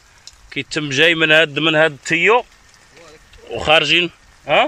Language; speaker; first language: Arabic; native; Arabic